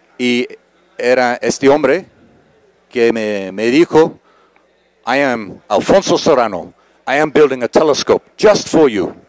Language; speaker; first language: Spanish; non-native, fluent; English